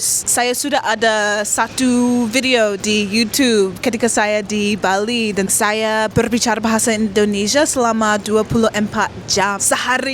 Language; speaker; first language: Indonesian; non-native, fluent; English